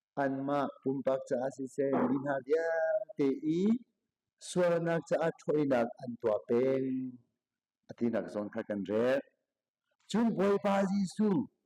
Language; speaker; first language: Burmese; non-native, local second language; Hakha Chin